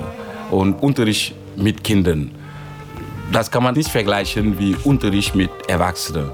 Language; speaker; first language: German; non-native, fluent; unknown